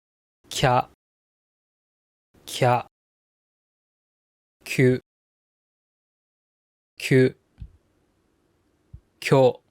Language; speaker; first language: Japanese; native; Japanese